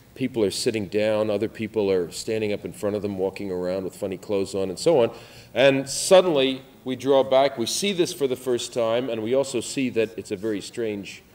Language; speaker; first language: English; native; English